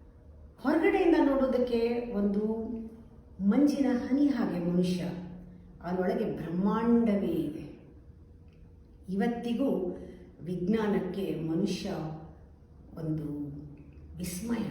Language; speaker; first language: Kannada; native; Kannada